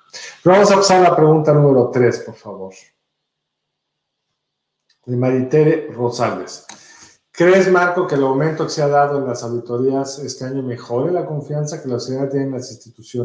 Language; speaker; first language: Spanish; native; Spanish